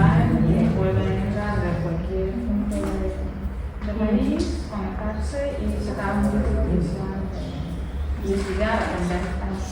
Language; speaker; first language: Spanish; non-native, fluent; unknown